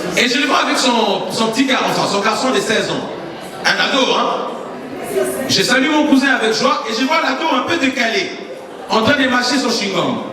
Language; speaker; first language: French; non-native, local second language; Lingala